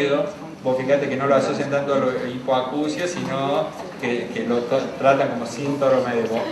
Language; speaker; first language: Spanish; native; Spanish